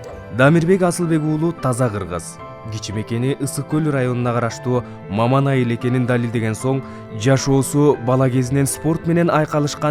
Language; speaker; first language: Kyrgyz; native; Kyrgyz